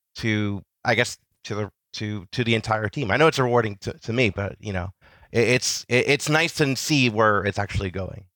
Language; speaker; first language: English; native; English